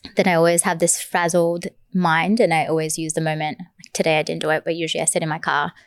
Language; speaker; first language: English; early bilingual, other home language; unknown